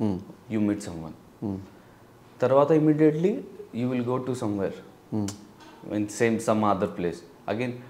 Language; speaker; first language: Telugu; non-native, learner; Hindi